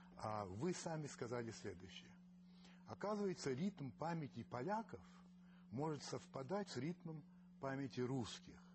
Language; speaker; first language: Russian; early bilingual, heritage; Russian